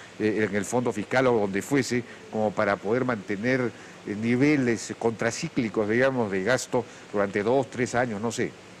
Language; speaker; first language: Spanish; native; Spanish